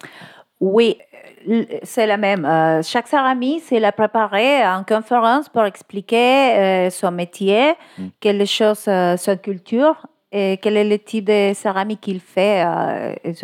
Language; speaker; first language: French; non-native, learner; Spanish